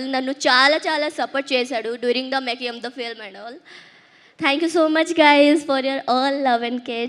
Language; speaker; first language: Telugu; non-native, learner; Odia